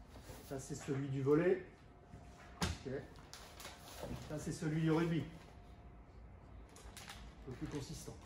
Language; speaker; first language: French; native; French